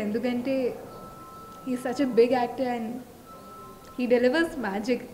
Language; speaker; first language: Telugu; non-native, local second language; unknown